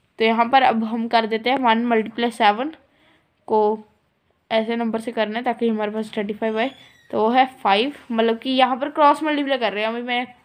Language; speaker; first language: Hindi; non-native, local second language; Punjabi